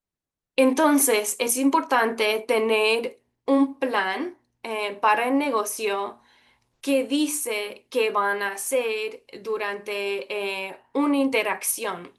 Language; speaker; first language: Spanish; early bilingual, heritage; Spanish